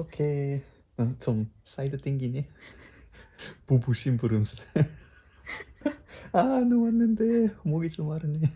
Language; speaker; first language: Korean; non-native, fluent; German